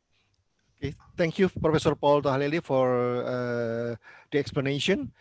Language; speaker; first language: English; non-native, learner; Indonesian